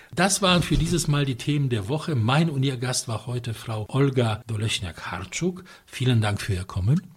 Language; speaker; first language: German; non-native, fluent; Polish